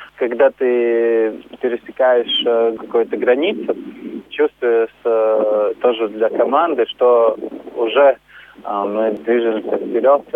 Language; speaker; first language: Russian; non-native, local second language; Latvian